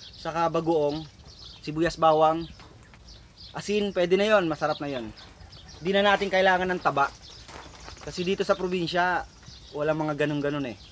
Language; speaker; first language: Filipino; non-native, local second language; Bikol